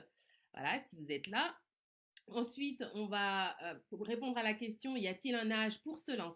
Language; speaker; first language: French; native; French